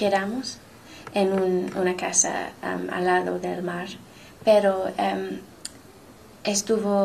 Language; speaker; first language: Spanish; non-native, learner; English